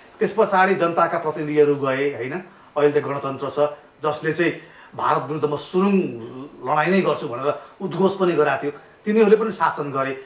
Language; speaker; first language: Nepali; native; Nepali